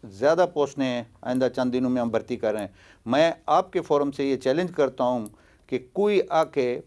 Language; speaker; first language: Urdu; non-native, local second language; Baluchi